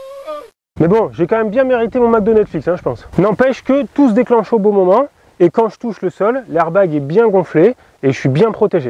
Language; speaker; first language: French; native; French